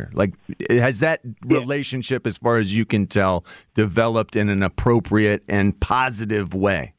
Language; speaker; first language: English; native; English